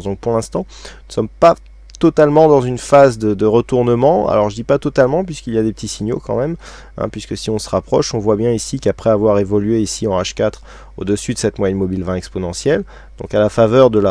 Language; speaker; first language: French; native; French